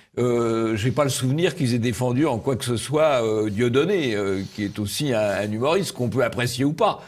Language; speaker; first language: French; native; French